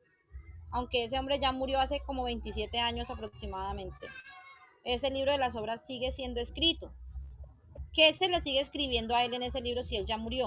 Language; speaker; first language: Spanish; native; Spanish